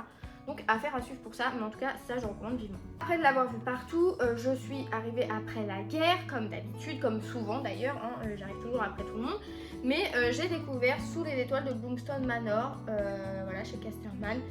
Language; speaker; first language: French; native; French